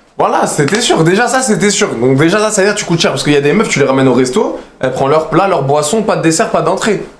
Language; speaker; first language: French; early bilingual, other home language; Arabic